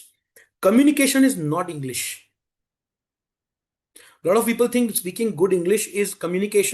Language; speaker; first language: English; non-native, local second language; Hindi